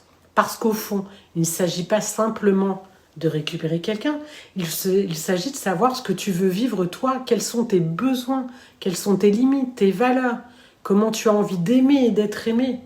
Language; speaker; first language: French; native; French